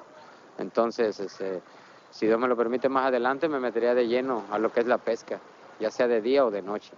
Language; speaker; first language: Spanish; native; Spanish